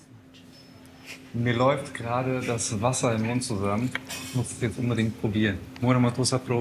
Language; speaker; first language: German; early bilingual, other home language; Croatian